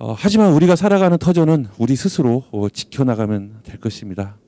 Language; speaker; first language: Korean; native; Korean